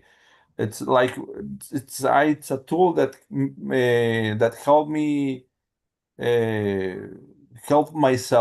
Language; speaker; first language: English; non-native, learner; Spanish